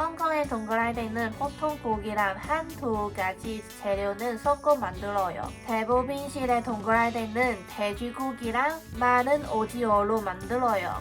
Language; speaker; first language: Korean; non-native, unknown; Cantonese